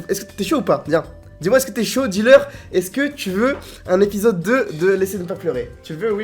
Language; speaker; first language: French; native; French